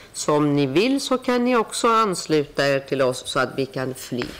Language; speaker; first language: Swedish; non-native, fluent; Persian